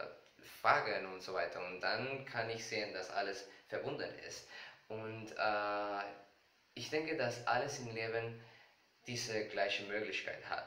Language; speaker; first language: German; non-native, learner; Spanish